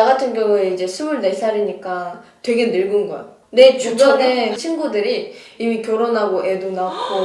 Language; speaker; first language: Korean; non-native, fluent; Russian